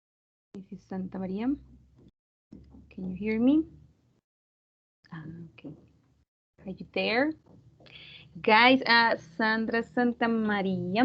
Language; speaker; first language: English; non-native, fluent; Spanish